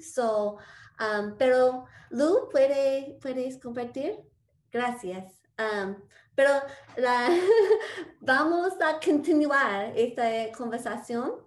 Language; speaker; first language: Spanish; non-native, fluent; English